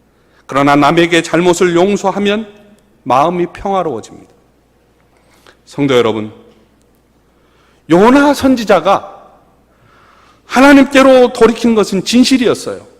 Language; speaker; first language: Korean; native; Korean